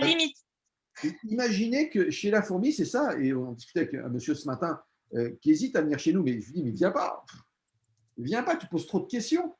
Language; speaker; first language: French; native; French